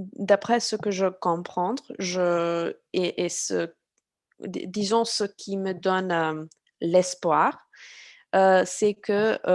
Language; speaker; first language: French; non-native, fluent; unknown